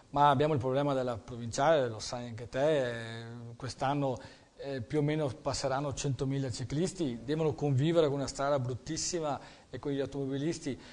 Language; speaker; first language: Italian; native; Italian